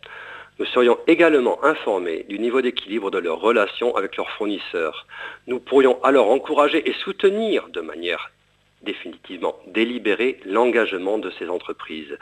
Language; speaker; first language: French; native; French